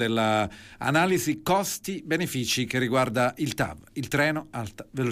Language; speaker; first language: Italian; native; Italian